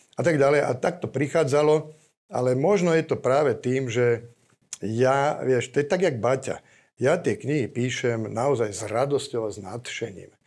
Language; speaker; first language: Slovak; native; Slovak